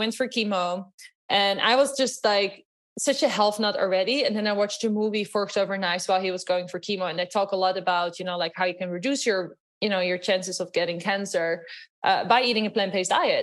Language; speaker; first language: English; non-native, fluent; Dutch